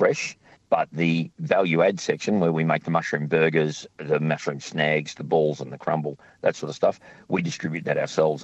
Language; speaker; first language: English; native; English